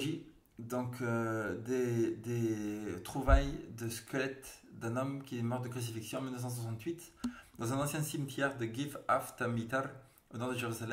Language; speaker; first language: French; native; French